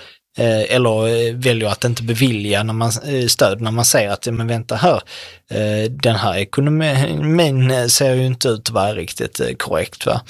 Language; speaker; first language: Swedish; native; Swedish